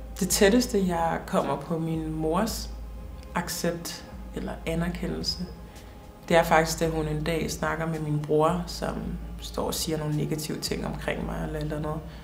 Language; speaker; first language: Danish; early bilingual, other home language; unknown